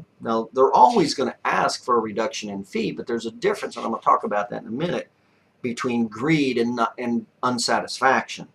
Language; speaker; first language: English; native; English